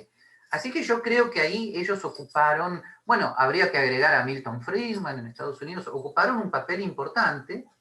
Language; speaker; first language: Spanish; native; Spanish